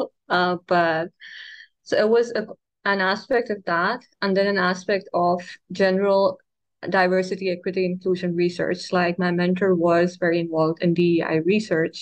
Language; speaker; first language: English; non-native, local second language; Urdu